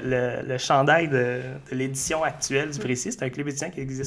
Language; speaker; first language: French; native; French